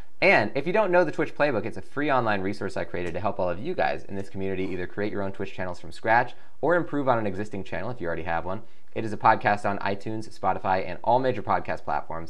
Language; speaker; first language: English; native; English